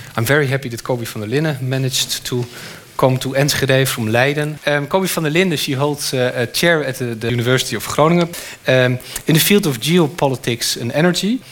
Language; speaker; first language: English; non-native, fluent; Dutch